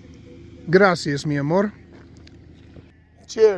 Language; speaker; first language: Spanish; non-native, learner; English